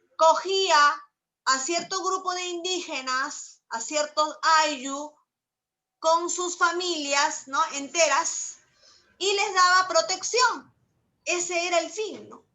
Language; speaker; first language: Spanish; native; Spanish